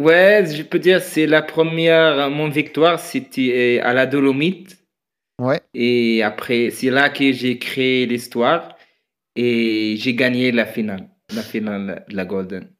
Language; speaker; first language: French; non-native, fluent; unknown